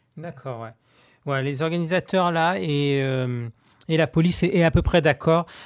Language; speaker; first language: French; native; French